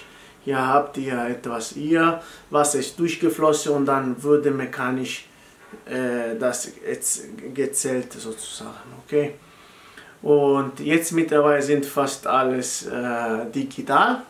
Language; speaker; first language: German; non-native, fluent; Italian